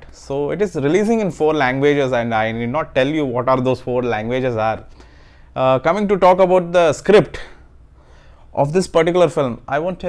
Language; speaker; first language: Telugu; non-native, learner; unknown